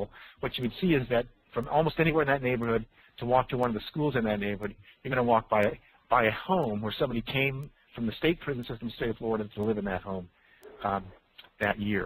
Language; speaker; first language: English; native; English